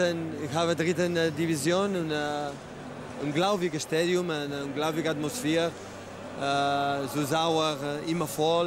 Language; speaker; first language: German; non-native, learner; Spanish